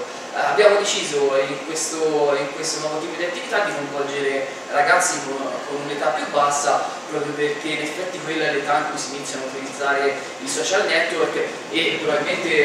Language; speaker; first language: Italian; native; Italian